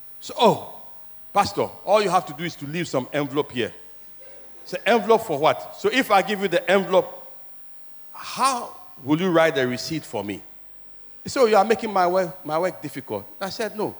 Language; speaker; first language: English; non-native, local second language; Ewe